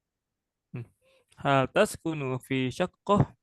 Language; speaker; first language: Arabic; non-native, fluent; Indonesian